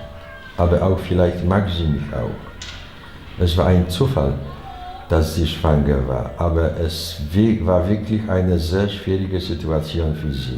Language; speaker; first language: German; non-native, learner; Chinese